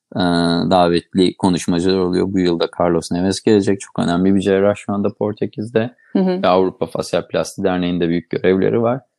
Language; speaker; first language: Turkish; native; Turkish